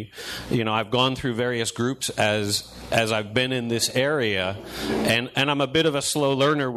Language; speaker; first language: English; native; English